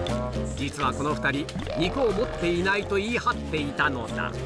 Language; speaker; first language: Japanese; native; Japanese